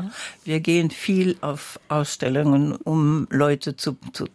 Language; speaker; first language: German; non-native, learner; French